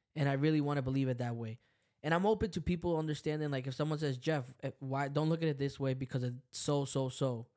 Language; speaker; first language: English; early bilingual, other home language; Spanish